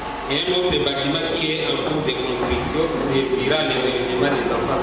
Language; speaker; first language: French; non-native, local second language; Swahili